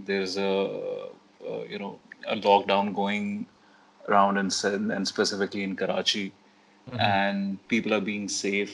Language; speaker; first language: English; non-native, local second language; Urdu